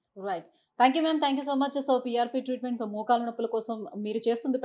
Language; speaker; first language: Telugu; native; Telugu